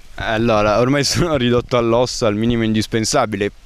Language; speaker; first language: Italian; native; Italian